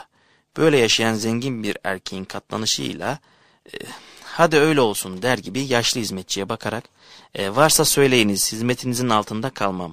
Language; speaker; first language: Turkish; native; Turkish